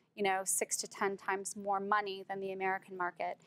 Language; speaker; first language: English; native; English